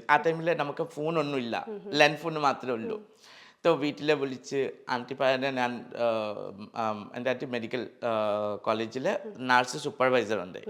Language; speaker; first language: Malayalam; non-native, fluent; Assamese